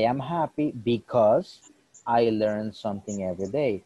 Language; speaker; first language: English; non-native, fluent; Spanish